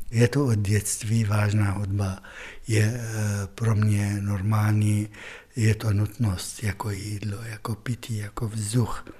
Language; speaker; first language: Czech; non-native, fluent; Arabic